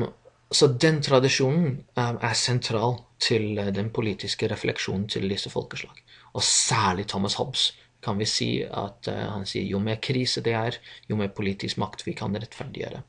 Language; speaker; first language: Norwegian; non-native, fluent; English